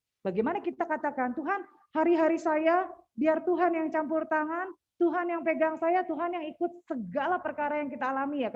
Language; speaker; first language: Indonesian; native; Indonesian